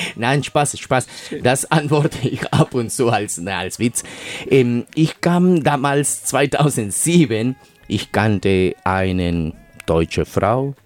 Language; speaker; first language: German; non-native, fluent; Spanish